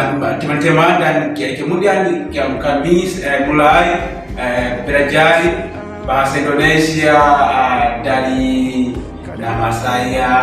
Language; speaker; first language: Indonesian; non-native, learner; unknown